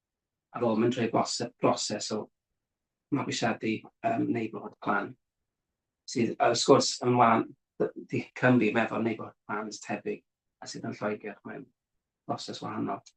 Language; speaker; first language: Welsh; native; Welsh